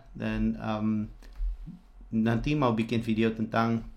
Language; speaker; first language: Indonesian; non-native, fluent; Dutch